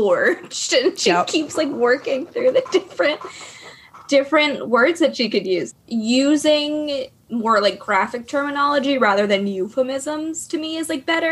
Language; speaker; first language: English; native; English